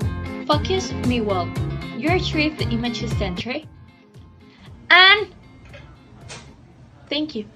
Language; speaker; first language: English; non-native, learner; Spanish